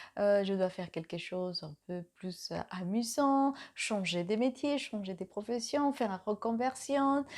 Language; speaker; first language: French; non-native, fluent; Spanish